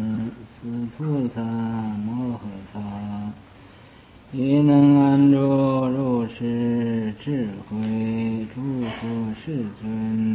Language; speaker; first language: Chinese; native; Chinese